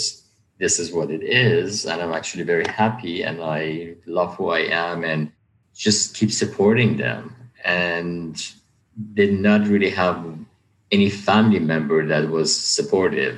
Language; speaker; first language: English; native; English